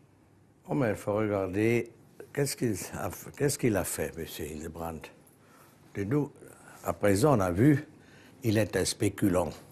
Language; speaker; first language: French; non-native, local second language; German